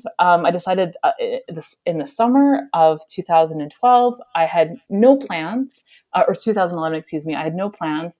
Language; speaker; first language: English; native; English